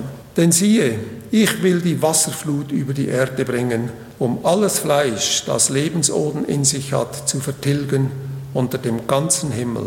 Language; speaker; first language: German; native; German